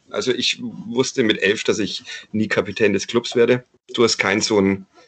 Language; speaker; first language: German; native; German